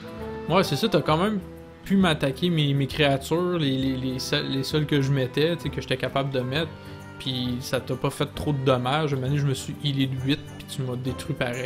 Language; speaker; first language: French; native; French